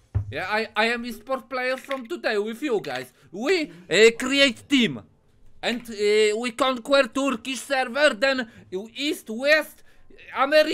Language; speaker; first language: English; non-native, learner; Polish